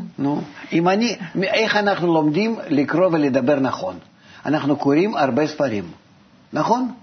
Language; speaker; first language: Hebrew; non-native, fluent; Russian